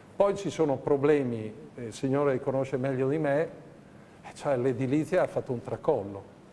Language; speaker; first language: Italian; native; Italian